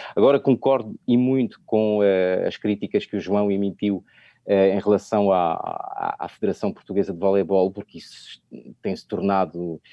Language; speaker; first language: Portuguese; non-native, fluent; French